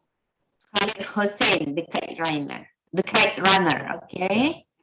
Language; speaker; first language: English; non-native, learner; Indonesian